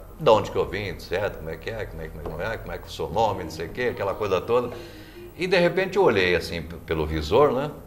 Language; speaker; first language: Portuguese; native; Portuguese